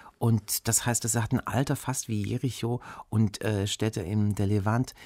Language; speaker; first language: German; early bilingual, other home language; Bulgarian